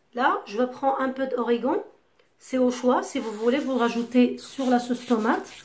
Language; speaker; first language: French; non-native, local second language; Arabic